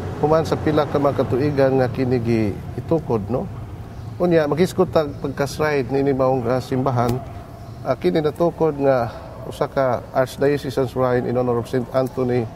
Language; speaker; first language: Cebuano; native; Cebuano